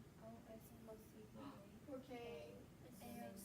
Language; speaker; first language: Spanish; non-native, learner; English